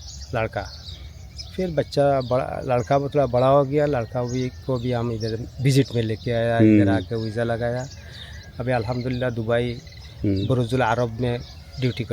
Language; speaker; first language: Hindi; non-native, learner; Bangla